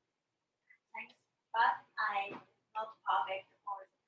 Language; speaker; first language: English; non-native, learner; Japanese